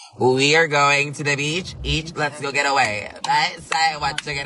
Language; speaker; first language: English; non-native, local second language; Cebuano